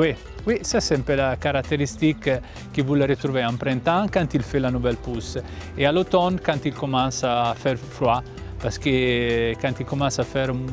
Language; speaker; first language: French; non-native, fluent; Italian